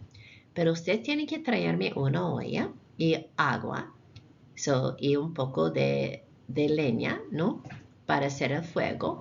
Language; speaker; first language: Spanish; non-native, fluent; English